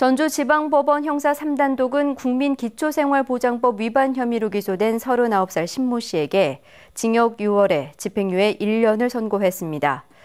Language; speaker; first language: Korean; native; Korean